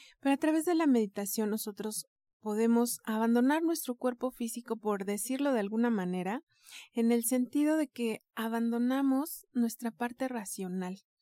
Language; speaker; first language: Spanish; native; Spanish